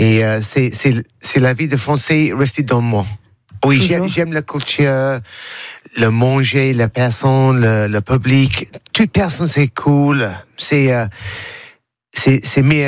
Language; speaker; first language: French; non-native, learner; English